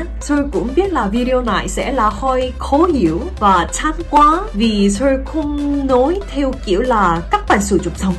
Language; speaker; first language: Vietnamese; non-native, fluent; Korean